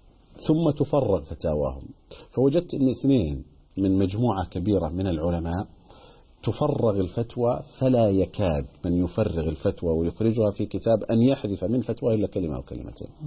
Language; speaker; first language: Arabic; native; Arabic